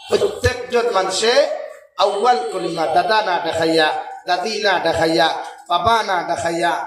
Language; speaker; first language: Bangla; non-native, local second language; Sylheti